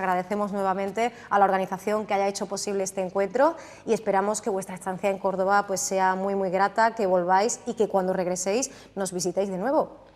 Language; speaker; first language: Spanish; native; Spanish